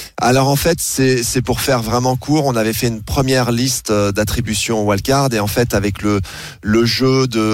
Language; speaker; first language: French; native; French